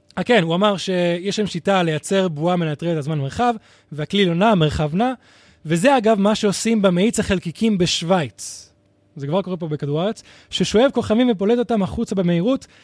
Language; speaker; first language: Hebrew; native; Hebrew